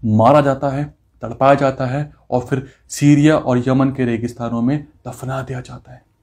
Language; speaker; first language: Hindi; native; Hindi